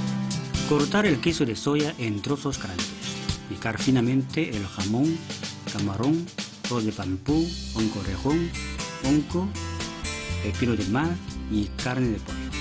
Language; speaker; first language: Spanish; non-native, fluent; Chinese